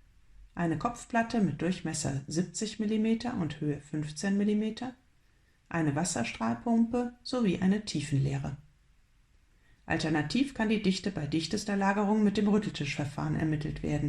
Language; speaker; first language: German; native; German